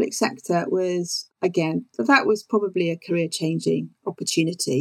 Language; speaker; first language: English; native; English